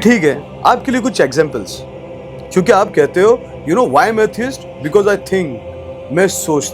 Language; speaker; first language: Hindi; native; Hindi